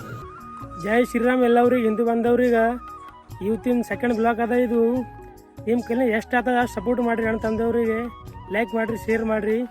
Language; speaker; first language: Kannada; native; Kannada